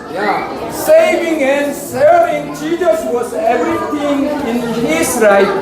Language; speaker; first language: English; non-native, learner; Korean